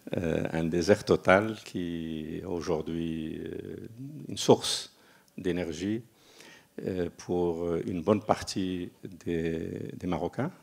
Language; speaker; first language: French; non-native, local second language; Arabic